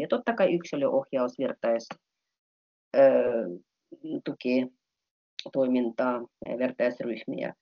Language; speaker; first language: Finnish; non-native, fluent; Russian